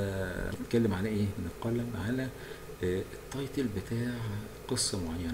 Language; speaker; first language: Arabic; native; Arabic